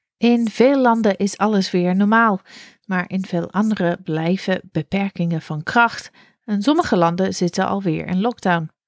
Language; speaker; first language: Dutch; non-native, fluent; English